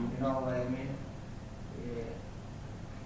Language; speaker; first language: English; non-native, learner; Indonesian